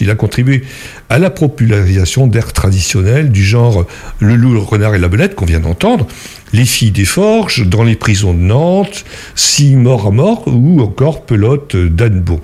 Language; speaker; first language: French; native; French